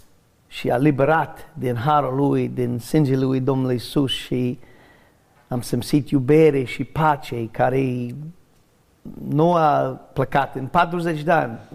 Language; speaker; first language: Romanian; non-native, learner; English